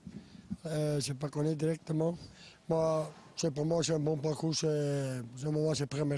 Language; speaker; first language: French; non-native, local second language; Dutch